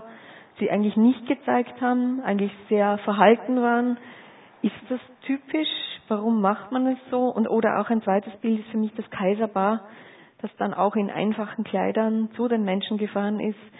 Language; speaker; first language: German; native; German